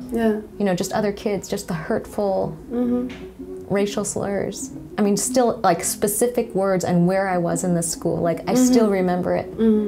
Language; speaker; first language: English; native; English